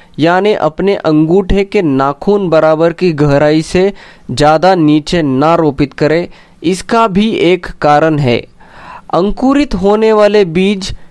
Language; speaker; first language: Hindi; non-native, local second language; Marathi